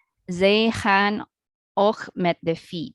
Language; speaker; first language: Dutch; non-native, learner; Indonesian